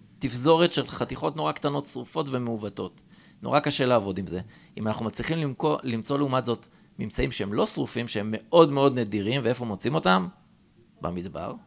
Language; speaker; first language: Hebrew; native; Hebrew